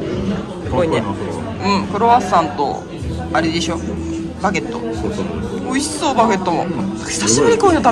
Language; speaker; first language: Japanese; native; Japanese